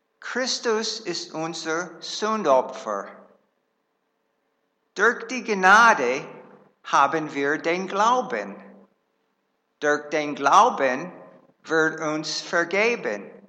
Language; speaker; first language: German; non-native, fluent; English